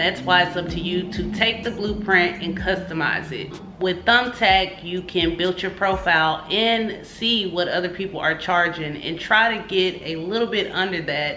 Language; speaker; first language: English; native; English